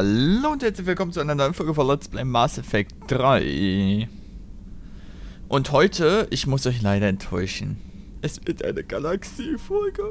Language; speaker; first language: German; native; German